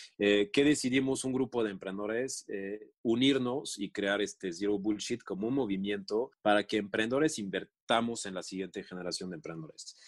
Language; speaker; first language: Spanish; non-native, fluent; French